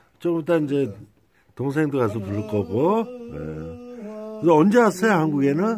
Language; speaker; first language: Korean; native; Korean